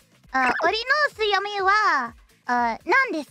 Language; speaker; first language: Japanese; non-native, fluent; Indonesian